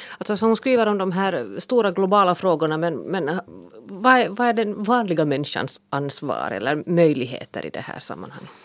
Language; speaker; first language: Swedish; native; Swedish